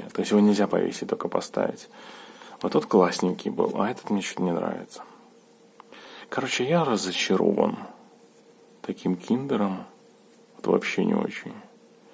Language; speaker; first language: Russian; native; Russian